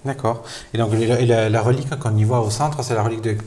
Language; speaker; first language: French; native; French